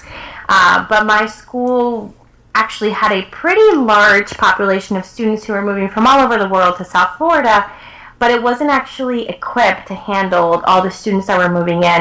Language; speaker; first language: English; early bilingual, other home language; Spanish